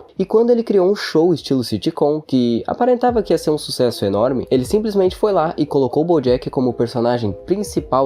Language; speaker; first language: Portuguese; native; Portuguese